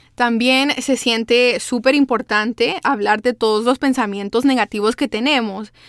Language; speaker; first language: Spanish; early bilingual, heritage; Spanish